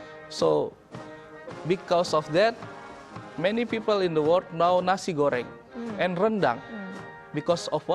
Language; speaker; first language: English; non-native, learner; Indonesian